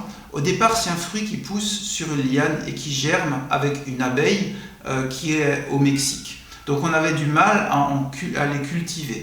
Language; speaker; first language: French; native; French